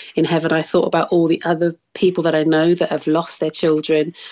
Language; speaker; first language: English; native; English